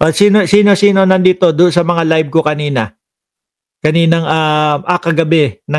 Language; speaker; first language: Filipino; non-native, local second language; Cebuano